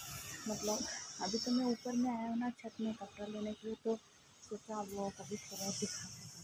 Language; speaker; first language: Hindi; non-native, local second language; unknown